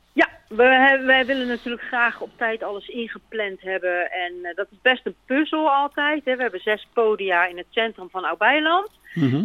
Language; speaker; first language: Dutch; native; Dutch